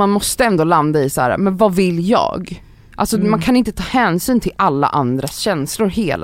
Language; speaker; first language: Swedish; native; Swedish